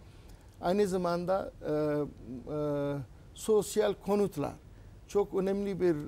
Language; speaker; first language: Turkish; non-native, learner; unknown